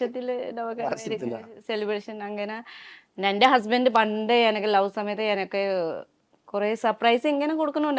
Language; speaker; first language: Malayalam; non-native, learner; Nepali